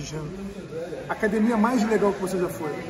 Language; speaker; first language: Portuguese; native; Portuguese